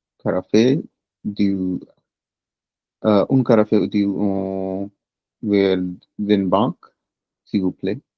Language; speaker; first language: French; non-native, learner; Punjabi